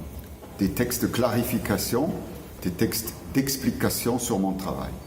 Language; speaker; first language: French; non-native, local second language; German